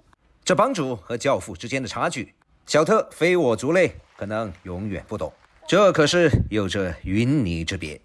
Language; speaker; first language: Chinese; native; Chinese